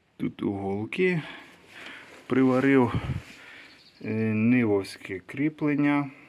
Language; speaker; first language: Ukrainian; native; Ukrainian